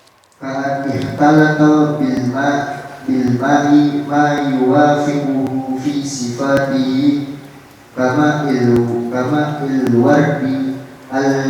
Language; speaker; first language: Arabic; non-native, learner; Indonesian